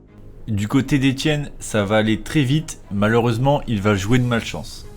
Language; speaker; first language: French; native; French